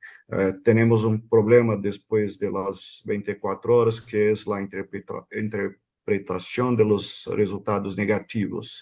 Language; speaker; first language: Spanish; non-native, fluent; Portuguese